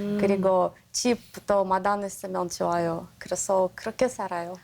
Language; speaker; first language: Korean; non-native, learner; Russian